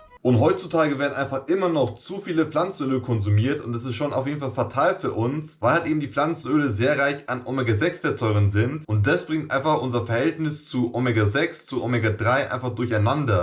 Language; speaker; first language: German; native; German